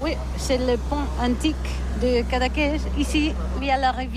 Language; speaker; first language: French; non-native, learner; Catalan